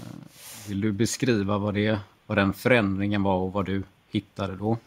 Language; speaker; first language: Swedish; native; Swedish